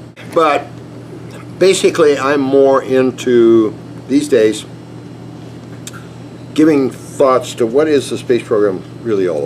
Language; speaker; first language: English; native; English